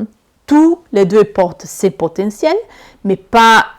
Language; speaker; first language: French; non-native, learner; Italian